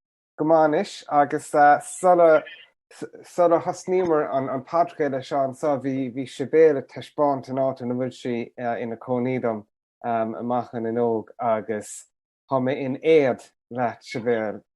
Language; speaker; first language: Irish; native; Irish